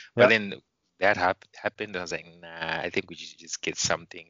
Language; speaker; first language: English; non-native, local second language; Shona